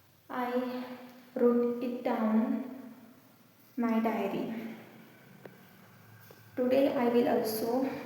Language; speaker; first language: English; non-native, learner; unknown